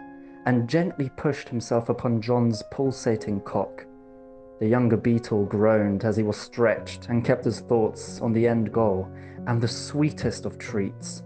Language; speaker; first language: English; native; English